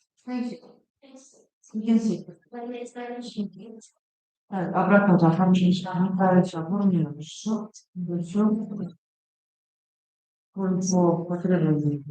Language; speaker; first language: Russian; non-native, local second language; Kazakh